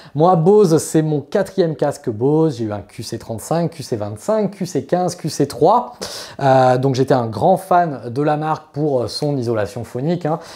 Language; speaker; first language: French; native; French